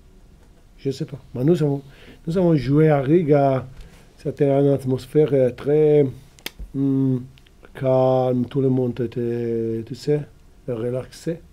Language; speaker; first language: French; non-native, fluent; Italian